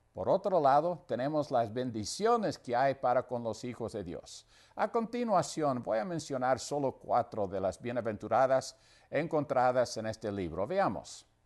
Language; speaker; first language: Spanish; non-native, fluent; English